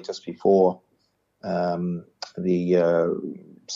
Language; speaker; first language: English; native; English